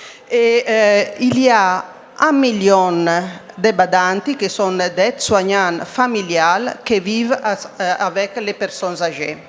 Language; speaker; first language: French; non-native, fluent; Italian